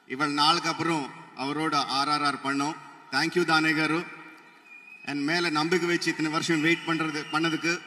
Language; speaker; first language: Tamil; non-native, local second language; Telugu